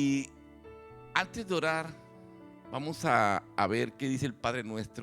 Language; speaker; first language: Spanish; native; Spanish